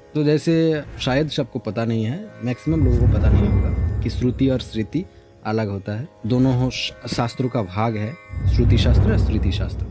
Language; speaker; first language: Hindi; non-native, local second language; Bangla